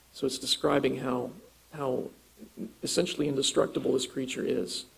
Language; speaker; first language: English; native; English